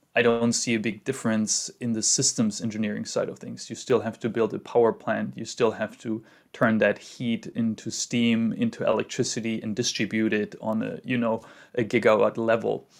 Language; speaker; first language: English; non-native, fluent; German